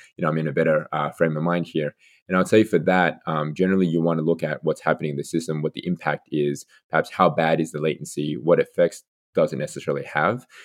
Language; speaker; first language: English; native; English